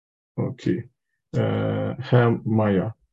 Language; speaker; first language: German; non-native, learner; Turkish